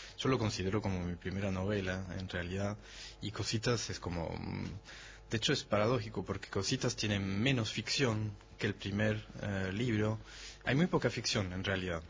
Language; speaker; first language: Spanish; non-native, fluent; French